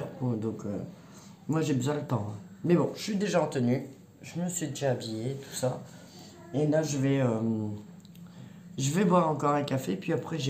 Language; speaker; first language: French; native; French